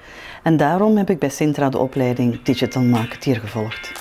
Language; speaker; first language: Dutch; native; Dutch